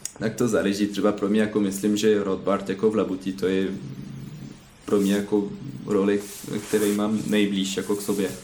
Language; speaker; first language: Czech; non-native, learner; French